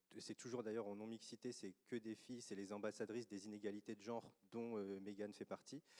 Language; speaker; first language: French; native; French